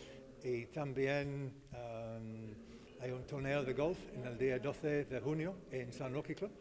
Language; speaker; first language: Spanish; non-native, learner; English